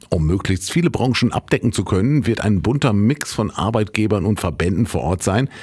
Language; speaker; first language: German; native; German